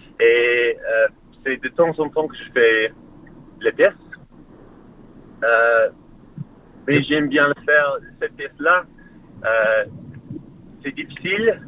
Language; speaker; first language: French; non-native, learner; English